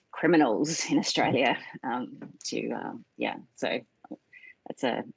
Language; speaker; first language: English; native; English